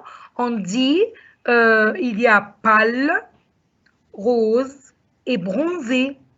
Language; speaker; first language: French; non-native, fluent; Arabic